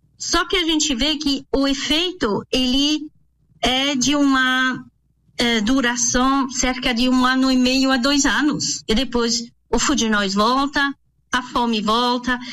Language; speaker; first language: Portuguese; non-native, fluent; French